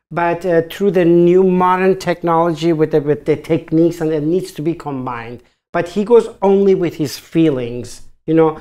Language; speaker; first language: English; non-native, fluent; German